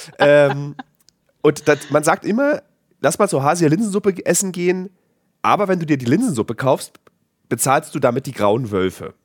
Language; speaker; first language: German; native; German